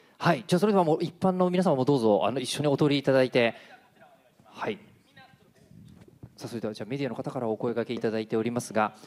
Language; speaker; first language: Japanese; native; Japanese